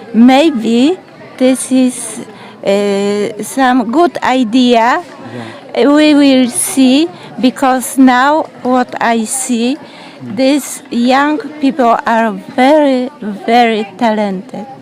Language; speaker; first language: English; non-native, learner; Polish